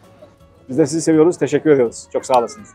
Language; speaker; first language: Turkish; native; Turkish